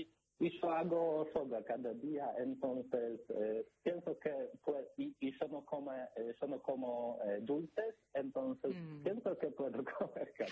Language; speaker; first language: Spanish; non-native, learner; Polish